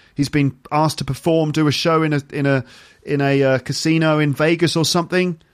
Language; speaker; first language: English; native; English